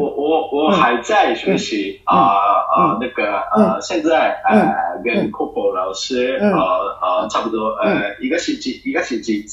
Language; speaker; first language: Chinese; non-native, fluent; Japanese